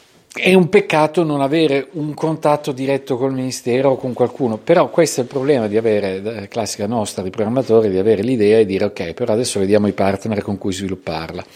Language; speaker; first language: Italian; native; Italian